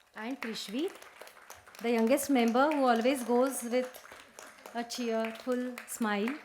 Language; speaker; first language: English; non-native, local second language; Marathi